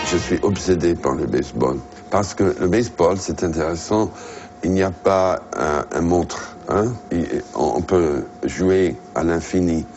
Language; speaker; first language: French; non-native, fluent; English